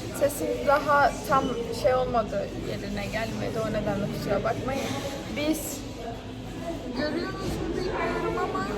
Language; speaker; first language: Turkish; early bilingual, heritage; Turkish